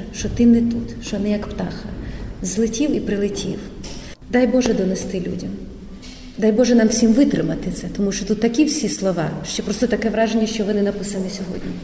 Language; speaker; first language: Ukrainian; native; Ukrainian